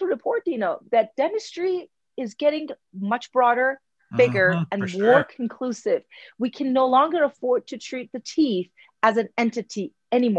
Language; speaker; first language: English; non-native, fluent; Persian